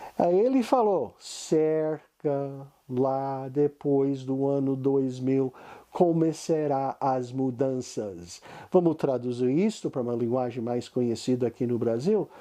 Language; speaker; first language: Portuguese; non-native, fluent; English